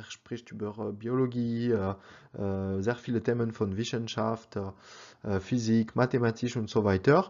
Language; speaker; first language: German; non-native, learner; French